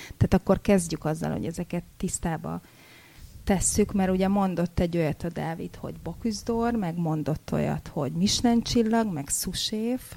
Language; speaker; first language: Hungarian; native; Hungarian